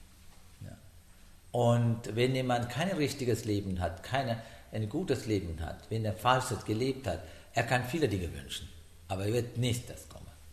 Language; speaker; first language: German; non-native, learner; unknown